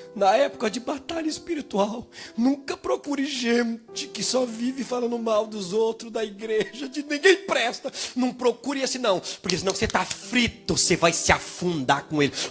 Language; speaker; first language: Portuguese; native; Portuguese